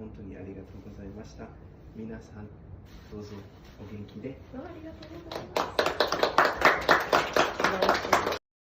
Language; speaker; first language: Japanese; non-native, learner; German